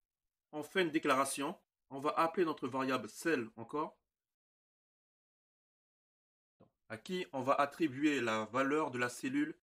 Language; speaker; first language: French; native; French